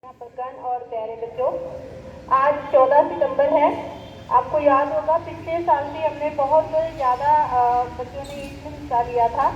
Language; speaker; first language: Hindi; non-native, local second language; Punjabi